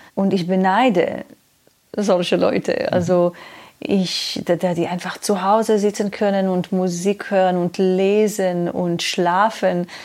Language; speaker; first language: German; non-native, fluent; Hebrew